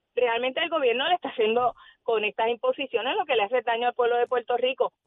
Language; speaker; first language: Spanish; native; Spanish